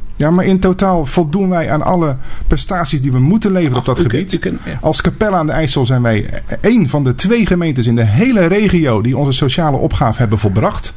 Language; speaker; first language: Dutch; native; Dutch